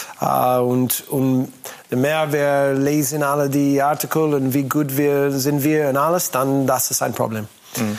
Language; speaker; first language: German; non-native, learner; English